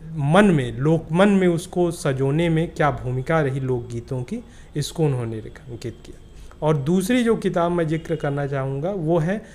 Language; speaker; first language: Hindi; native; Hindi